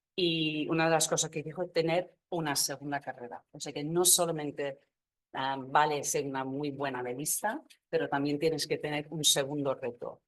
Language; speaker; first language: Spanish; non-native, fluent; English